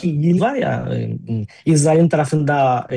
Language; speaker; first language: Turkish; non-native, fluent; Spanish